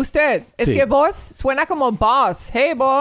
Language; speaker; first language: Spanish; early bilingual, heritage; English